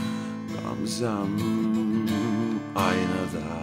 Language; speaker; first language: Turkish; early bilingual, heritage; Turkish